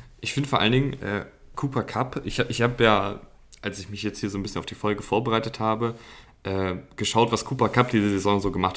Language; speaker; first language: German; native; German